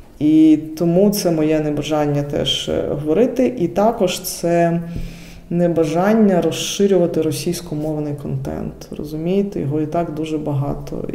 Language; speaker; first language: Ukrainian; non-native, local second language; Russian